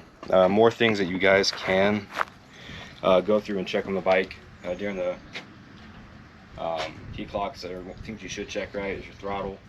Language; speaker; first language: English; native; English